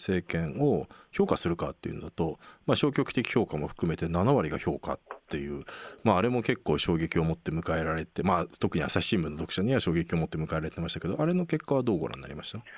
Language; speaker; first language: Japanese; native; Japanese